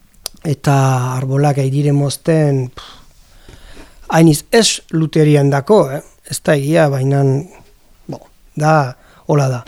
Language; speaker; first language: Basque; non-native, learner; French